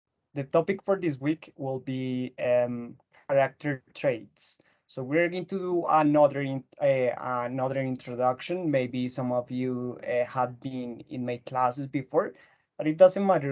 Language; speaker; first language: English; non-native, fluent; Spanish